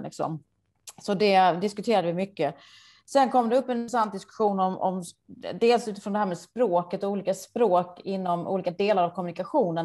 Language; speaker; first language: Swedish; native; Swedish